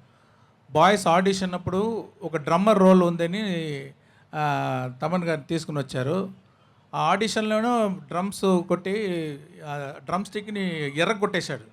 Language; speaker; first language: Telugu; non-native, fluent; Tamil